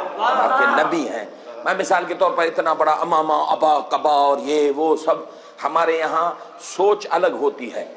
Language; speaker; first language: Urdu; non-native, local second language; Sindhi